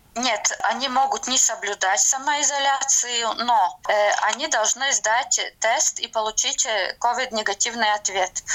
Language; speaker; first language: Russian; non-native, local second language; Latvian